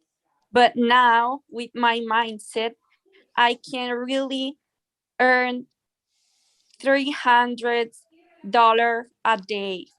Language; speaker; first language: English; non-native, fluent; Italian